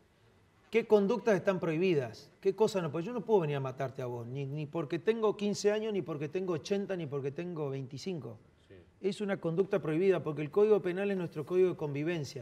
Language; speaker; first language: Spanish; native; Spanish